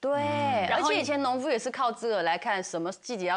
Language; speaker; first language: Chinese; native; Chinese